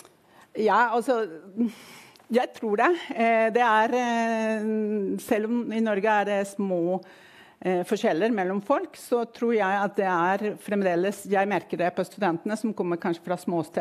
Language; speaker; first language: Norwegian; non-native, fluent; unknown